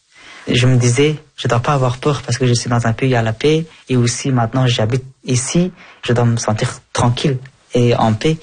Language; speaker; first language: French; early bilingual, other home language; Persian